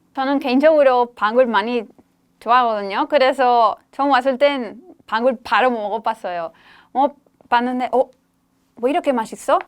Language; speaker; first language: Korean; non-native, fluent; Spanish